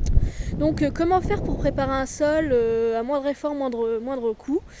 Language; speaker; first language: French; native; French